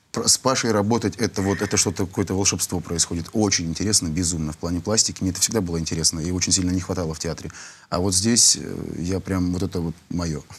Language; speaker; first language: Russian; native; Russian